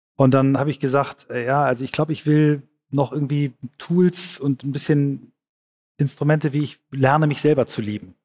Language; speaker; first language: German; native; German